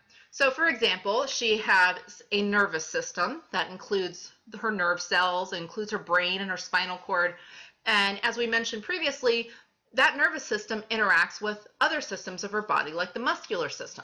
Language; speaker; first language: English; native; English